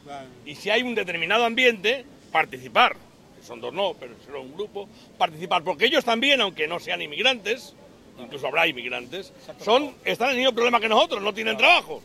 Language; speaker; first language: Spanish; native; Spanish